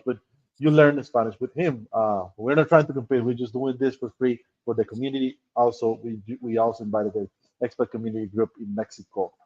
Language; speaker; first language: English; non-native, fluent; Spanish